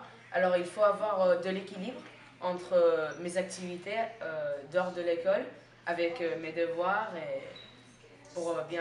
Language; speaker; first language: French; non-native, learner; English